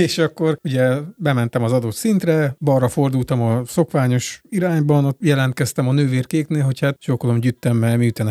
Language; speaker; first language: Hungarian; native; Hungarian